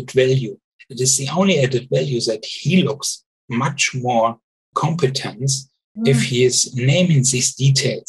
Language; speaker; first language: English; non-native, learner; German